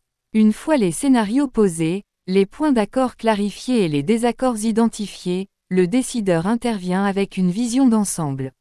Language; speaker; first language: French; native; French